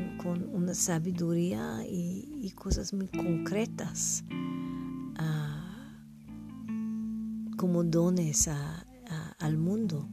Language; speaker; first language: Spanish; non-native, learner; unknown